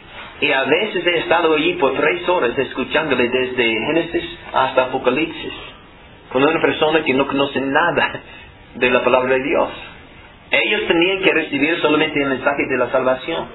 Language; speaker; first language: Spanish; non-native, fluent; English